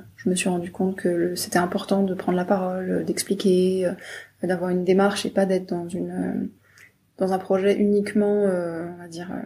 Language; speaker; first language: French; native; French